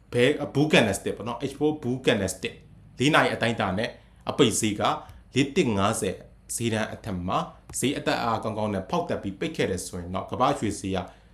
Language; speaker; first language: Burmese; native; Burmese